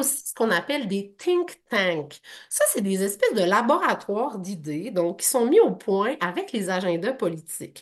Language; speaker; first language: French; native; French